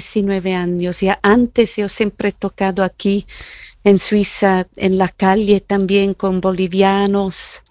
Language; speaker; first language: Spanish; non-native, fluent; Italian